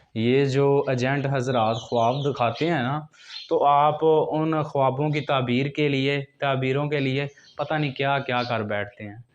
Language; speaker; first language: Urdu; non-native, local second language; Punjabi